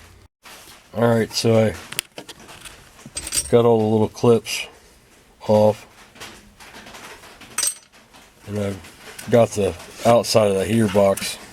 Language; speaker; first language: English; native; English